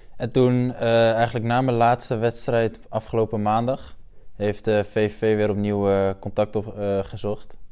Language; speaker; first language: Dutch; native; Dutch